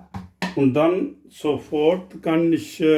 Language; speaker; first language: German; non-native, learner; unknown